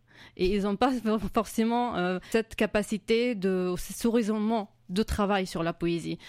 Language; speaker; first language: French; non-native, fluent; Arabic